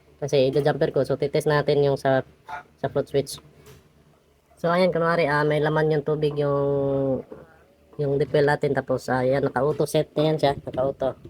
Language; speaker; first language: Filipino; non-native, local second language; Cebuano